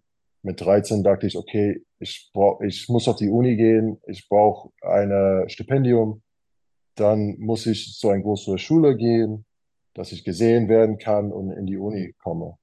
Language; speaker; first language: German; non-native, fluent; English